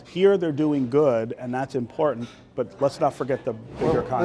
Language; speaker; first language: English; native; English